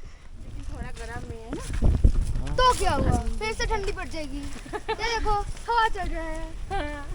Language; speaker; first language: Hindi; non-native, local second language; Bangla